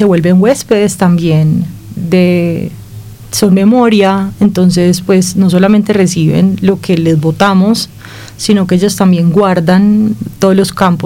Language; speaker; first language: Spanish; native; Spanish